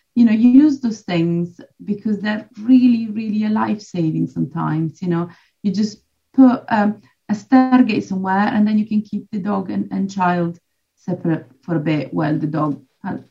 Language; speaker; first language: English; non-native, fluent; Italian